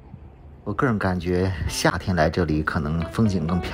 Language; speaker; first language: Chinese; native; Chinese